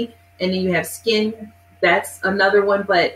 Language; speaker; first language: English; native; English